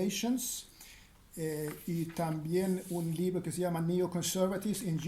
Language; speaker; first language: Spanish; non-native, fluent; Swedish